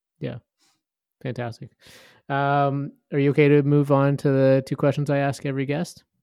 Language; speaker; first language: English; native; English